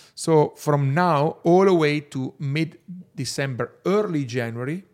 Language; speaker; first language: English; non-native, fluent; Italian